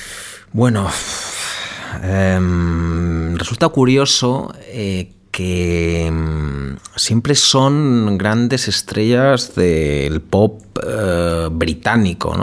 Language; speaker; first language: Spanish; native; Spanish